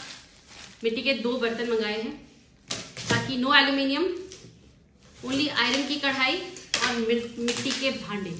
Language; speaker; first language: Hindi; native; Hindi